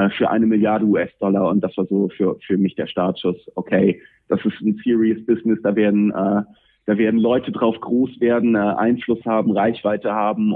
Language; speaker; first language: German; native; German